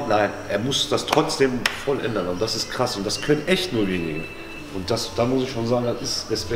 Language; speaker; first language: German; native; German